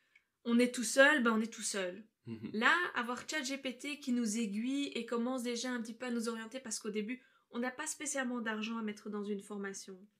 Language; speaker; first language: French; native; French